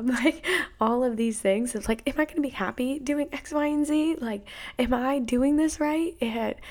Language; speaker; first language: English; native; English